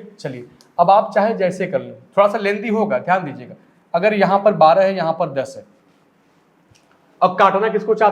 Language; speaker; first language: Hindi; native; Hindi